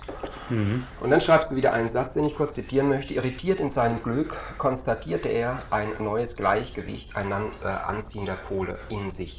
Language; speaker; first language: German; native; German